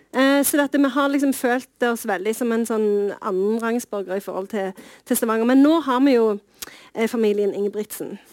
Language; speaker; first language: Norwegian; native; Norwegian